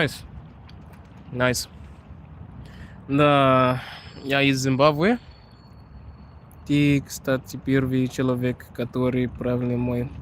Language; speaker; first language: Russian; non-native, learner; Shona